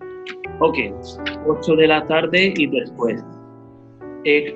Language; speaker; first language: Spanish; non-native, fluent; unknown